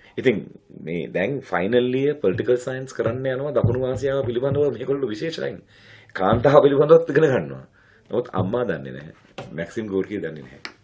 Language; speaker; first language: Sinhala; non-native, local second language; Tamil